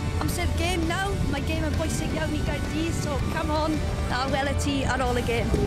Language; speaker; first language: Welsh; non-native, local second language; English